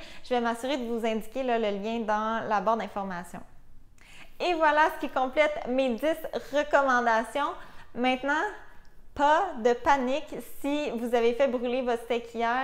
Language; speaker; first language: French; native; French